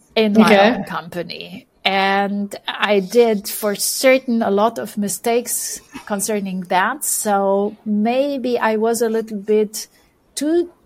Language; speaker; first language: English; non-native, fluent; Romanian